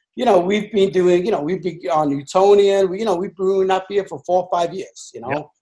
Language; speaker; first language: English; native; English